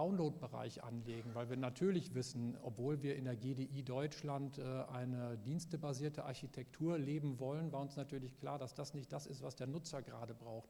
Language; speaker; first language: German; native; German